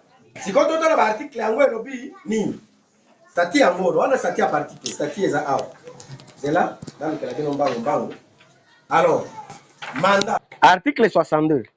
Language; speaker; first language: French; non-native, local second language; Lingala